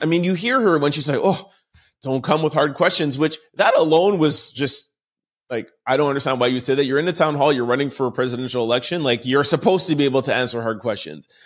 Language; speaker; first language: English; native; English